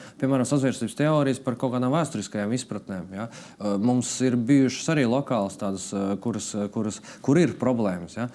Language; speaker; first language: Latvian; non-native, local second language; Russian